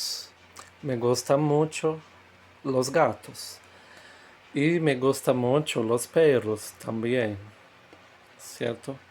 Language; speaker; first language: Spanish; non-native, fluent; Portuguese